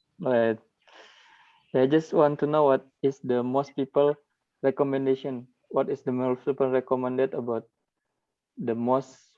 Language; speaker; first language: English; non-native, learner; Indonesian